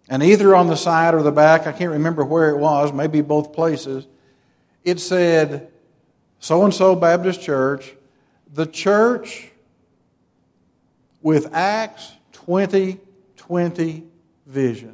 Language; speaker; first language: English; native; English